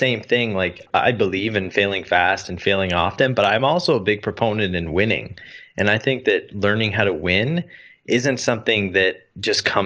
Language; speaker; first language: English; native; English